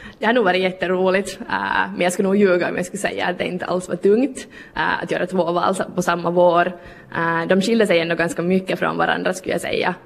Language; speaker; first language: Swedish; native; Swedish